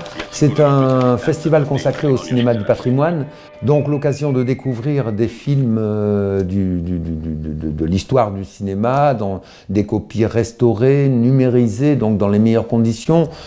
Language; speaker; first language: French; native; French